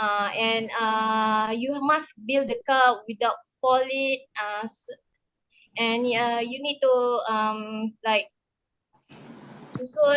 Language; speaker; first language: English; non-native, local second language; Malay